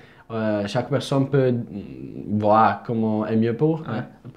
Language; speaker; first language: French; non-native, fluent; Italian